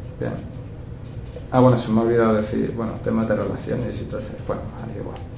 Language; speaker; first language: Spanish; native; Spanish